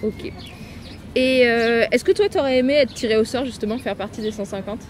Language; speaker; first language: French; native; French